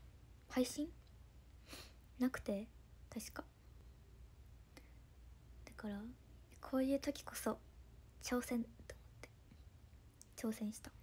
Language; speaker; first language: Japanese; native; Japanese